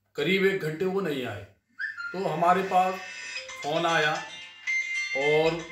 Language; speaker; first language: Hindi; native; Hindi